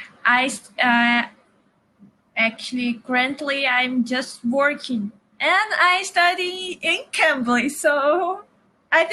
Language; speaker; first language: English; non-native, learner; Portuguese